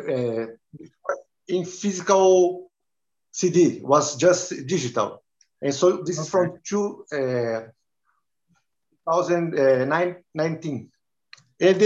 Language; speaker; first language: English; non-native, learner; Portuguese